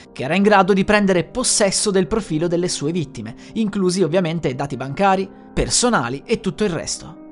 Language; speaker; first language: Italian; native; Italian